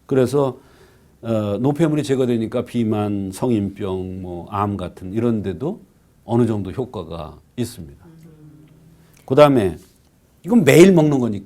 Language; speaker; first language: Korean; native; Korean